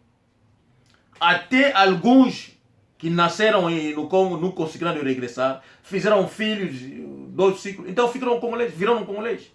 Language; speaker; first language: Portuguese; non-native, local second language; Kongo